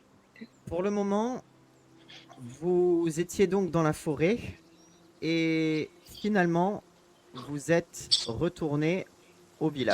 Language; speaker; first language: French; native; French